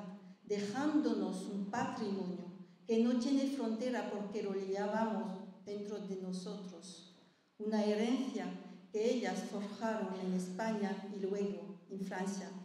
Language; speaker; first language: Spanish; early bilingual, heritage; French